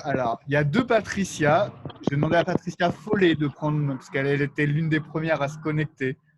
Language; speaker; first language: French; native; French